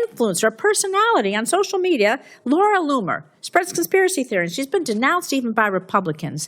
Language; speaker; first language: English; native; English